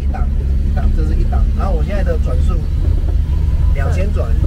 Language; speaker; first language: Chinese; native; Chinese